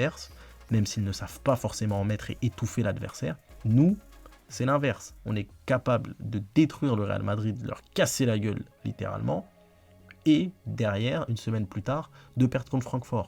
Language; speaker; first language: French; native; French